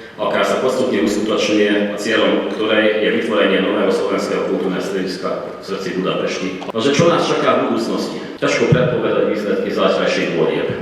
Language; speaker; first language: Slovak; early bilingual, heritage; Hungarian